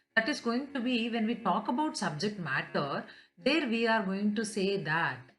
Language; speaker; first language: English; non-native, local second language; Kannada